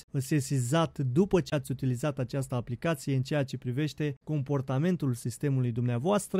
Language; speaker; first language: Romanian; native; Romanian